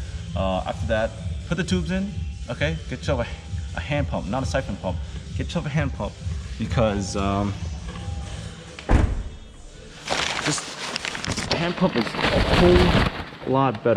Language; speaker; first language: English; native; English